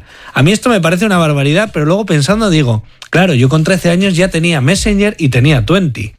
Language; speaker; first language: Spanish; native; Spanish